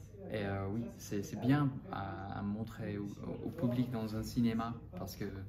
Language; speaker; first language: French; non-native, fluent; English